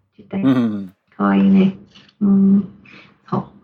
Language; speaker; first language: Japanese; non-native, learner; English